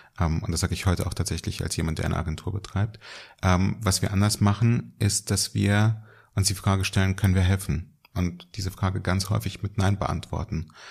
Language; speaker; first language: German; early bilingual, other home language; Russian